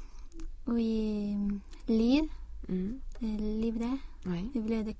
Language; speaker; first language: French; non-native, learner; Spanish